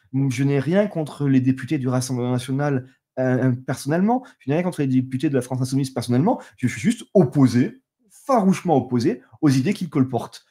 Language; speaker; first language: French; native; French